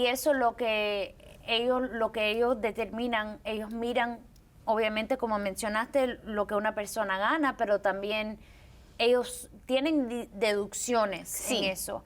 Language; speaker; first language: Spanish; early bilingual, heritage; Spanish